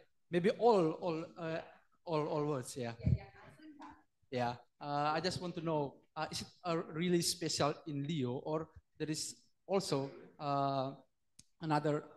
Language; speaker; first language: English; non-native, learner; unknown